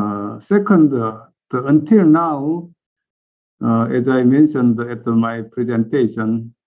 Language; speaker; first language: English; non-native, learner; Korean